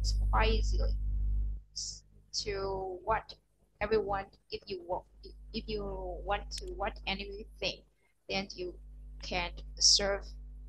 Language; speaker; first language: English; non-native, learner; Vietnamese